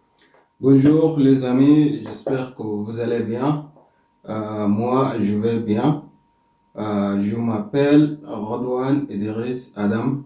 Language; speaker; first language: French; non-native, learner; Arabic